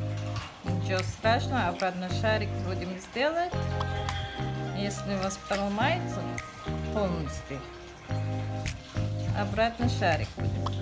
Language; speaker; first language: Russian; non-native, learner; Tajik